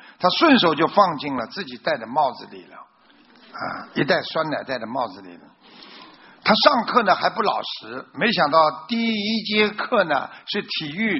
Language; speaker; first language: Chinese; native; Chinese